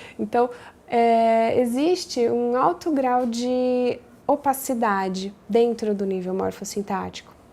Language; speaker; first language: Portuguese; native; Portuguese